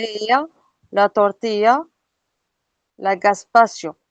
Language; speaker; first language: Spanish; non-native, learner; Arabic